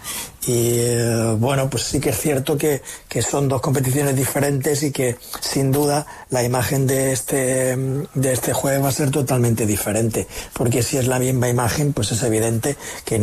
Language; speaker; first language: Spanish; native; Spanish